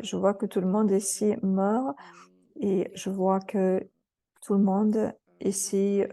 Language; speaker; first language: French; non-native, fluent; Russian